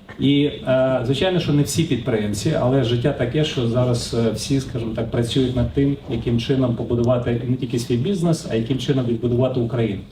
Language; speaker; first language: Ukrainian; non-native, local second language; Russian